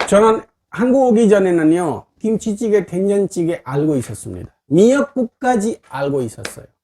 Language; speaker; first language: Korean; non-native, fluent; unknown